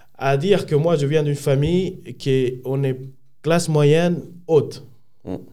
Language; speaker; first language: French; non-native, fluent; Spanish